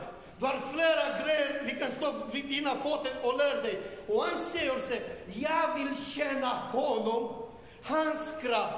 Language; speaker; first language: Swedish; non-native, learner; Romanian